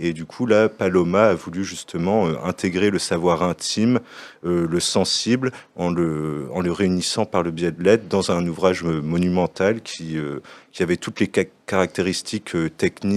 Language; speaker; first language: French; native; French